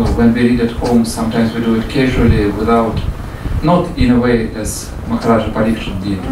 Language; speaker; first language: English; non-native, fluent; Russian